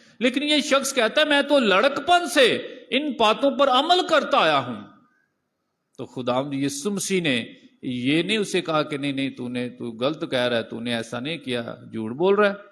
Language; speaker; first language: Urdu; non-native, local second language; Punjabi